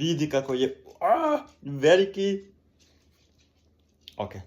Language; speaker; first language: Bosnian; non-native, learner; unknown